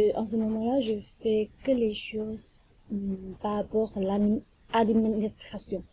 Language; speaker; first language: French; non-native, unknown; Chinese